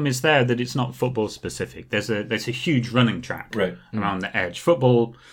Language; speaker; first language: English; native; English